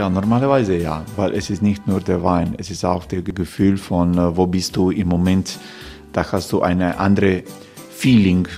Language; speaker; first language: German; non-native, learner; Croatian